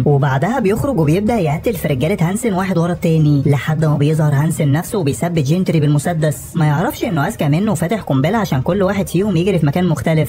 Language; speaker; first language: Arabic; native; Arabic